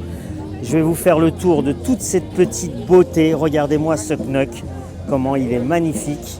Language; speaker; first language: French; native; French